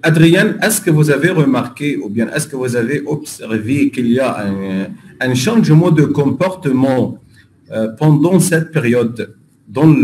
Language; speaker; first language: French; non-native, fluent; Arabic